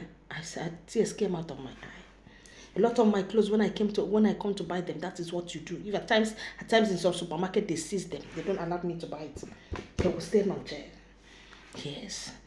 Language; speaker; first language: English; non-native, local second language; Ibibio